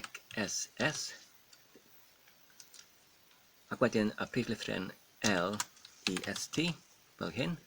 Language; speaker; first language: Welsh; non-native, learner; Polish